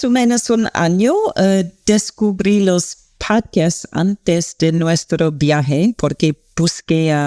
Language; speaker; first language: Spanish; non-native, learner; English